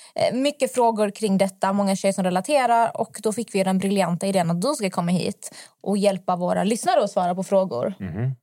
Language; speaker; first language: Swedish; native; Swedish